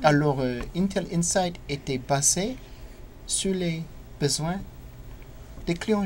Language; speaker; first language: French; non-native, fluent; English